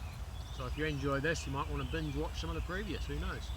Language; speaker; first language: English; native; English